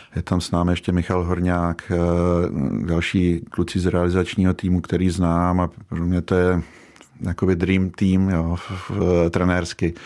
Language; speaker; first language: Czech; native; Czech